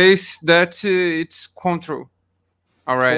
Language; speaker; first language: English; non-native, learner; Portuguese